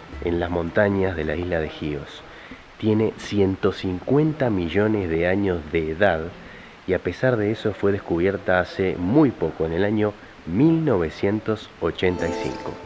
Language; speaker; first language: Spanish; native; Spanish